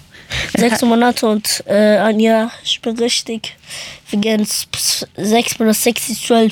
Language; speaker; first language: German; early bilingual, other home language; Persian